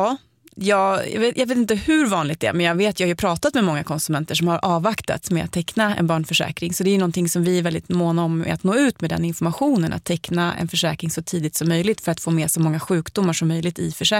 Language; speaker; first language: Swedish; native; Swedish